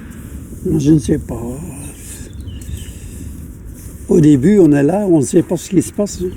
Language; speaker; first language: French; non-native, local second language; Dutch